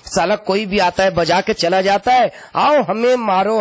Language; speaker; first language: Hindi; native; Hindi